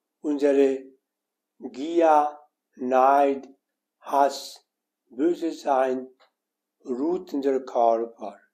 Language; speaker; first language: German; non-native, learner; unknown